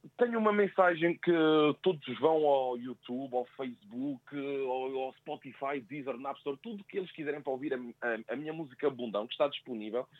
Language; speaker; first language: Portuguese; early bilingual, heritage; Portuguese